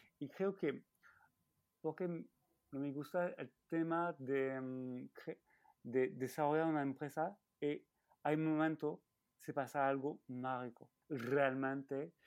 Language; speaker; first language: Spanish; non-native, learner; French